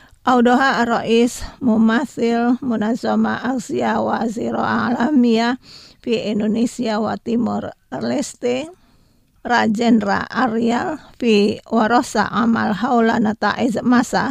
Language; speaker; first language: Arabic; non-native, fluent; Indonesian